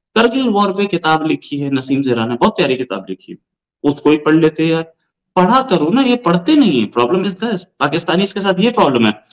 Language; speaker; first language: Hindi; native; Hindi